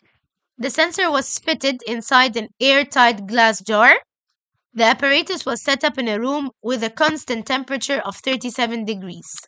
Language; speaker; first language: English; non-native, local second language; Arabic